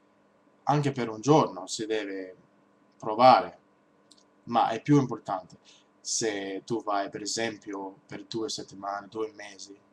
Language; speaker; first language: Italian; non-native, learner; English